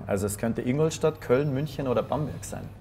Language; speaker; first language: German; native; German